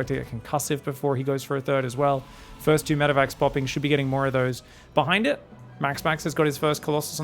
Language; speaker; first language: English; native; English